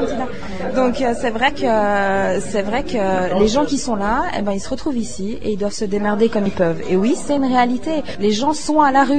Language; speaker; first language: French; native; French